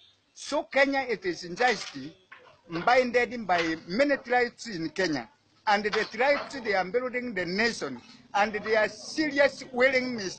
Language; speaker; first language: English; non-native, learner; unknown